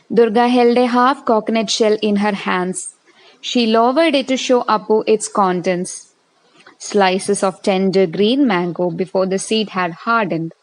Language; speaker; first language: English; non-native, local second language; Malayalam